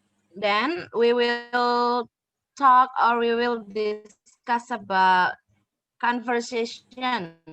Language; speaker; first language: English; non-native, fluent; Indonesian